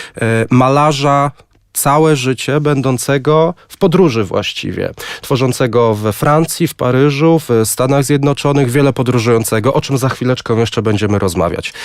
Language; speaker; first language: Polish; native; Polish